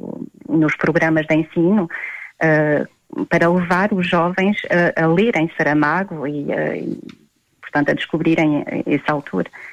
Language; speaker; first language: Portuguese; native; Portuguese